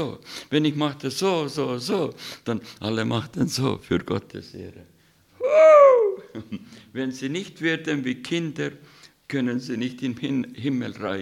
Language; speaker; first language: German; non-native, fluent; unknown